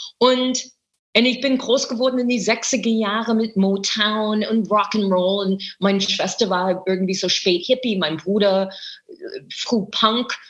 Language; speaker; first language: German; non-native, fluent; English